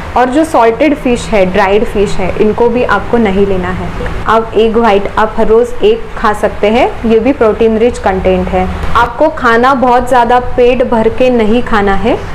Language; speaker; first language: Hindi; non-native, local second language; Marathi